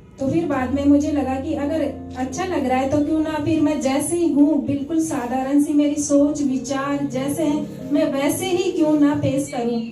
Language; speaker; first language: Hindi; native; Hindi